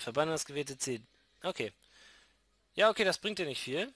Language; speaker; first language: German; native; German